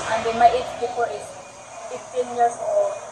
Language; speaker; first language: English; non-native, learner; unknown